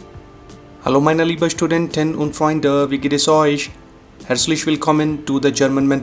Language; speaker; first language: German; non-native, fluent; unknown